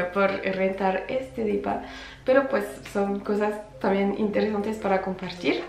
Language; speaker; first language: Spanish; non-native, fluent; French